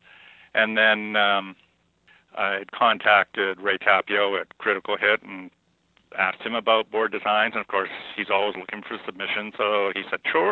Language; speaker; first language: English; native; English